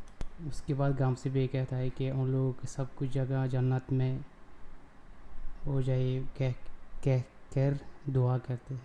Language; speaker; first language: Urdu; non-native, local second language; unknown